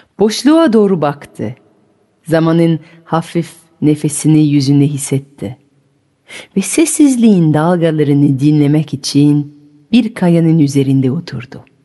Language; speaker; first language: Turkish; non-native, fluent; French